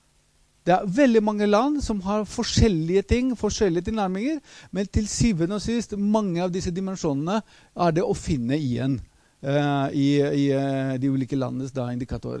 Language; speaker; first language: Norwegian; non-native, fluent; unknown